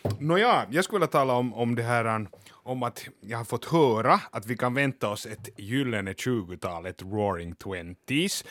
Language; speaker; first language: Swedish; native; Swedish